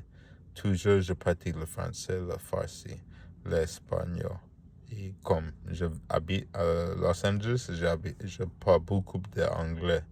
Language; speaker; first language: French; non-native, learner; Spanish